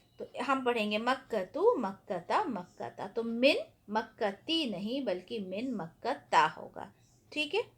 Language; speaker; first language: Urdu; native; Urdu